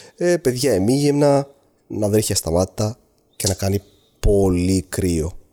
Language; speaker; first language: Greek; non-native, fluent; Arabic